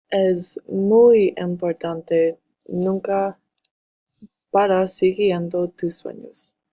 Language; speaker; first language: Spanish; non-native, learner; English